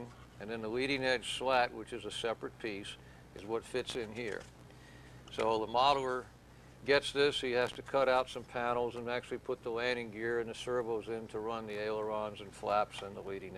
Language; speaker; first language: English; native; English